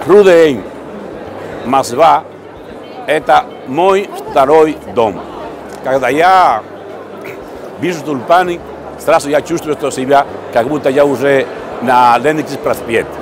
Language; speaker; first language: Russian; non-native, fluent; Spanish